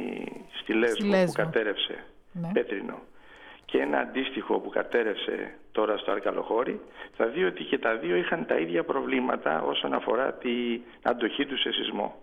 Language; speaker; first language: Greek; native; Greek